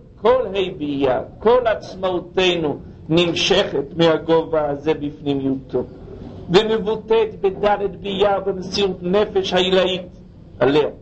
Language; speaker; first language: Hebrew; non-native, fluent; English